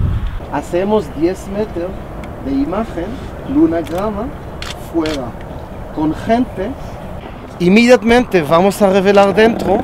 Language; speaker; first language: Spanish; non-native, learner; Hebrew